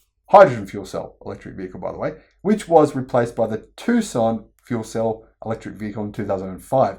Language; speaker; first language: English; native; English